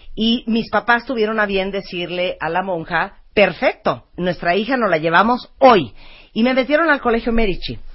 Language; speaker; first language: Spanish; early bilingual, other home language; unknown